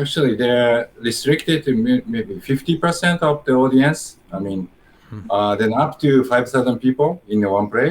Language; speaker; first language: English; non-native, learner; Japanese